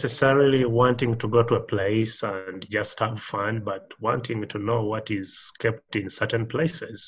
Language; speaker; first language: English; non-native, local second language; Ganda